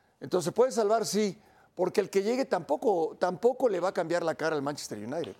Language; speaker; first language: Spanish; native; Spanish